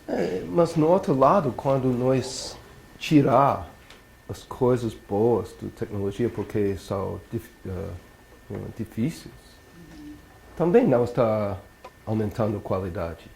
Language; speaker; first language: Portuguese; non-native, learner; English